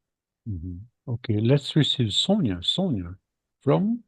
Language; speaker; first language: English; non-native, fluent; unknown